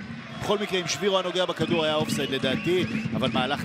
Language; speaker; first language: Hebrew; native; Hebrew